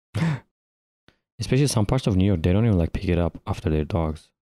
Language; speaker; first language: English; non-native, fluent; Turkish